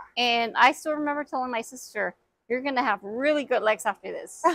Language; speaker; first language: English; native; English